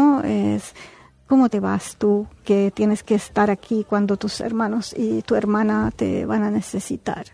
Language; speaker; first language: Spanish; non-native, fluent; Arabic